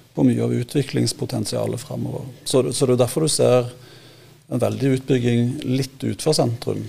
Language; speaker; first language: Norwegian; native; Norwegian